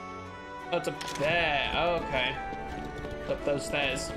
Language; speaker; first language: English; native; English